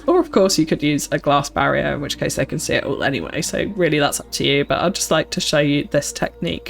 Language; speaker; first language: English; native; English